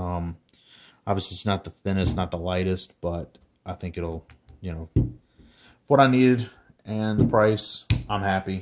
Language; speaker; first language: English; native; English